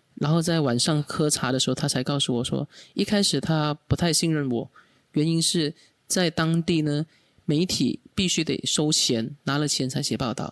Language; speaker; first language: Chinese; native; Chinese